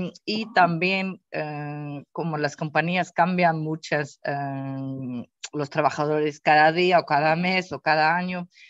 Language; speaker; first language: Spanish; non-native, fluent; Dutch